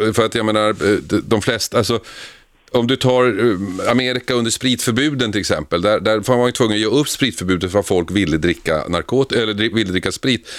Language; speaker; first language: Swedish; native; Swedish